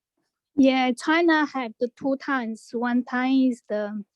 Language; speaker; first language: English; non-native, learner; Chinese